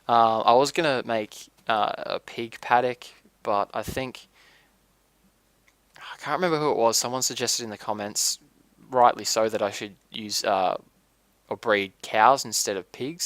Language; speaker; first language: English; native; English